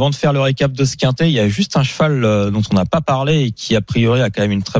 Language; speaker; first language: French; native; French